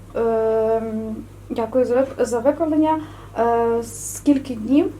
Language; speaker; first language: Ukrainian; native; Ukrainian